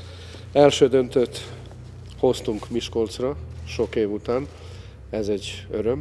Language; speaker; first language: Hungarian; non-native, fluent; Serbian